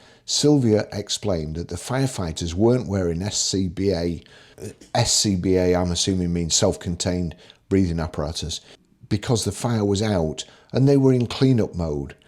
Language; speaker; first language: English; native; English